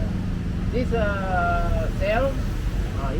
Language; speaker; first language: English; non-native, learner; Indonesian